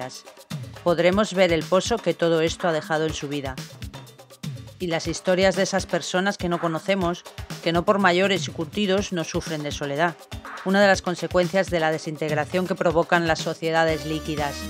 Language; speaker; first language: Spanish; native; Spanish